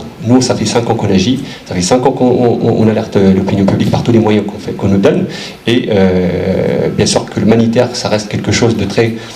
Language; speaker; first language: French; native; French